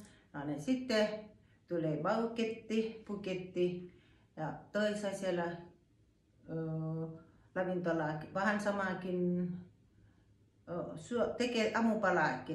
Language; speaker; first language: Finnish; non-native, learner; Thai